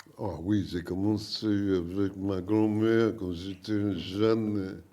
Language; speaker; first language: French; non-native, learner; English